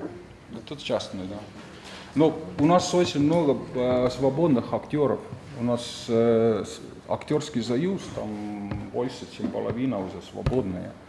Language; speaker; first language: Russian; non-native, fluent; Estonian